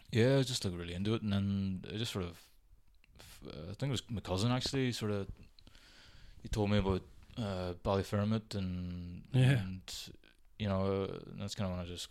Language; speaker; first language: English; native; English